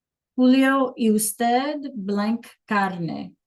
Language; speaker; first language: Spanish; non-native, fluent; English